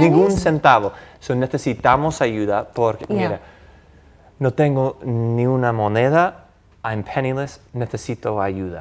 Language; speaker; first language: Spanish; non-native, fluent; English